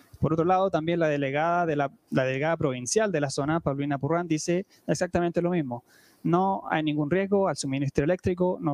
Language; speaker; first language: Spanish; native; Spanish